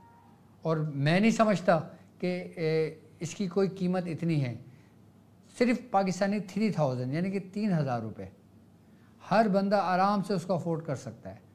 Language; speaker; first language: Urdu; native; Urdu